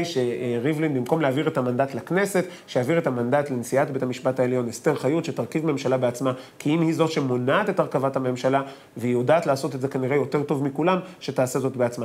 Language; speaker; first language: Hebrew; native; Hebrew